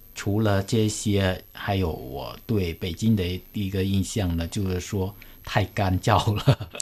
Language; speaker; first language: Chinese; early bilingual, heritage; Chinese